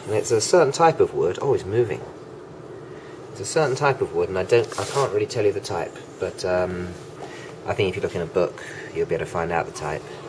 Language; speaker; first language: English; native; English